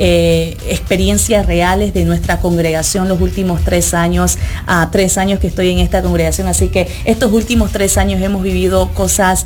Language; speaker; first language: Spanish; early bilingual, heritage; Spanish